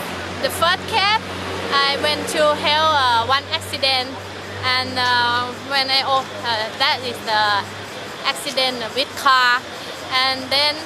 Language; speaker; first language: English; non-native, learner; Thai